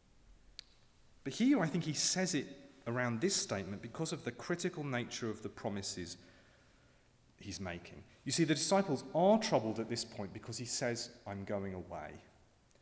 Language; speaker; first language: English; native; English